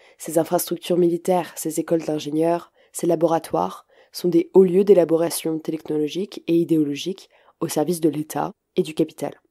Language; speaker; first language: French; native; French